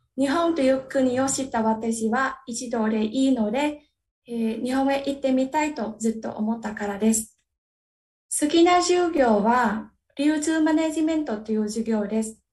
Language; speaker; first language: Japanese; non-native, learner; Vietnamese